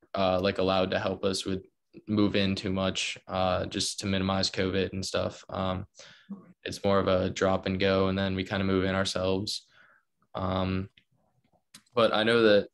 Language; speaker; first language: English; native; English